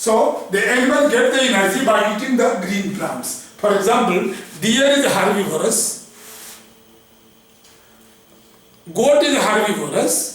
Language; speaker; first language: English; non-native, local second language; Hindi